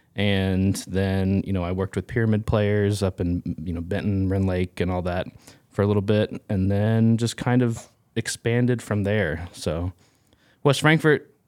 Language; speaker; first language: English; native; English